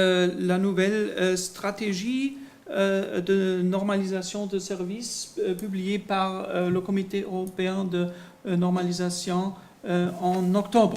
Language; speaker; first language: French; non-native, fluent; German